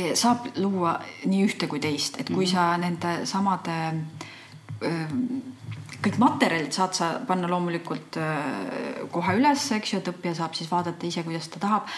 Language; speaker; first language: Estonian; native; Estonian